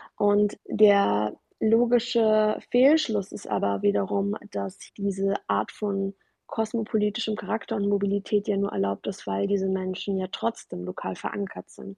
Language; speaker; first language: German; early bilingual, other home language; Persian